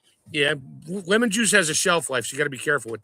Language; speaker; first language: English; native; English